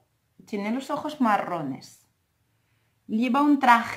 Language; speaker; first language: Spanish; non-native, fluent; French